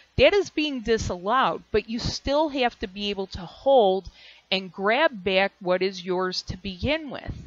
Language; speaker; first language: English; native; English